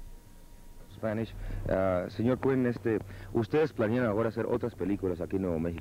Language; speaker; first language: Spanish; native; Spanish